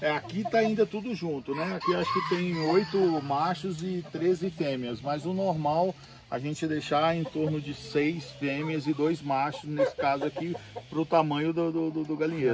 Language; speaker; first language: Portuguese; native; Portuguese